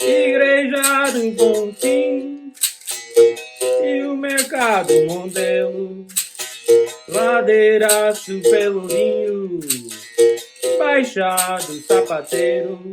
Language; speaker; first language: Portuguese; non-native, fluent; English